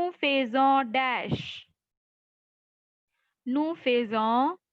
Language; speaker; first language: French; non-native, fluent; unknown